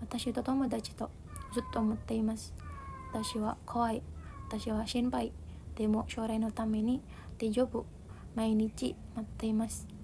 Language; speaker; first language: Japanese; non-native, learner; Indonesian